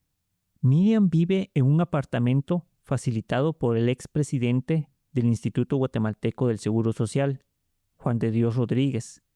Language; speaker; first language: Spanish; native; Spanish